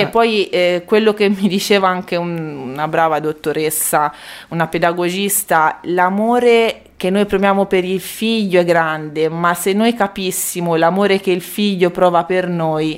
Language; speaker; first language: Italian; native; Italian